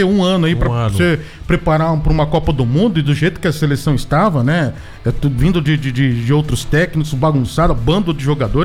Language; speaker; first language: Portuguese; native; Portuguese